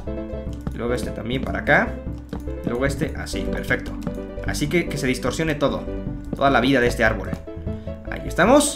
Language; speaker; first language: Spanish; native; Spanish